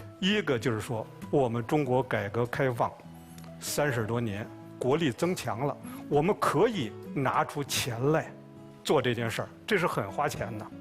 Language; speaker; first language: Chinese; native; Chinese